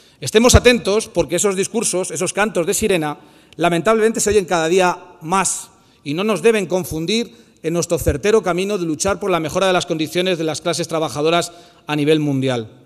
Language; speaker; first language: Spanish; native; Spanish